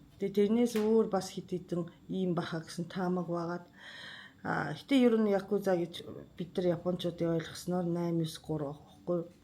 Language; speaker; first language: Mongolian; non-native, fluent; Japanese